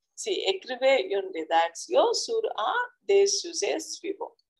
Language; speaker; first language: French; non-native, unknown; Telugu